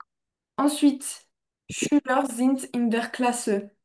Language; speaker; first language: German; non-native, fluent; French